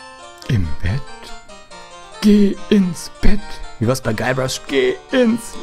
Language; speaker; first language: German; native; German